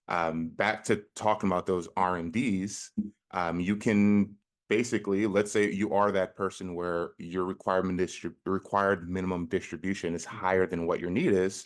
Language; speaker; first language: English; native; English